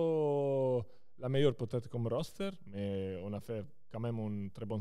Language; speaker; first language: French; non-native, local second language; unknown